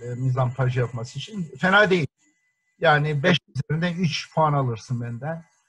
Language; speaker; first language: Turkish; native; Turkish